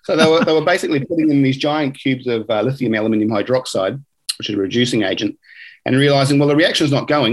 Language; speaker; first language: English; native; English